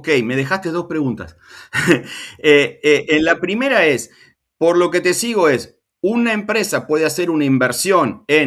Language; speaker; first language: Spanish; native; Spanish